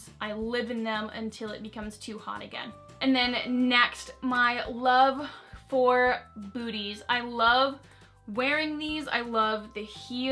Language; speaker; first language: English; native; English